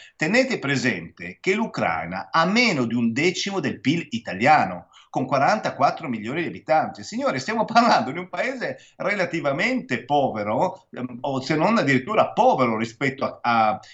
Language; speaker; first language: Italian; native; Italian